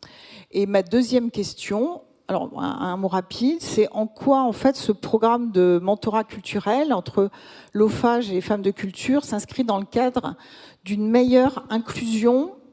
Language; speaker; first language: French; native; French